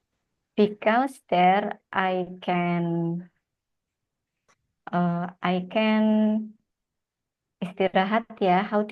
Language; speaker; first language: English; non-native, learner; Indonesian